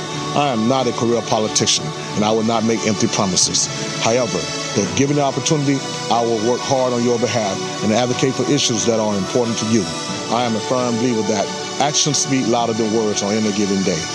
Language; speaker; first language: English; native; English